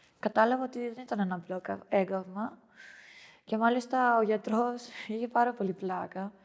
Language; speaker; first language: Greek; early bilingual, other home language; Albanian